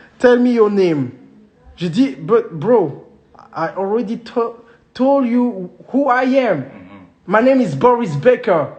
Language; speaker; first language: English; non-native, learner; French